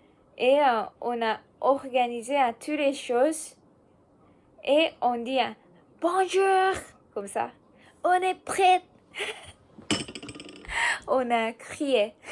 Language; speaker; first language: French; non-native, learner; Japanese